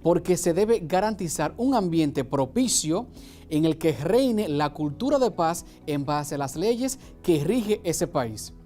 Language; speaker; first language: Spanish; native; Spanish